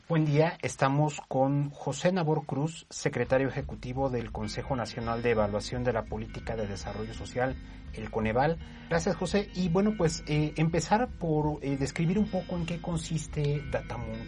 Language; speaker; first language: Spanish; native; Spanish